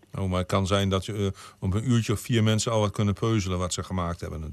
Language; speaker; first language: Dutch; native; Dutch